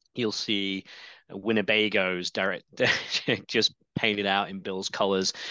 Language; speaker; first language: English; native; English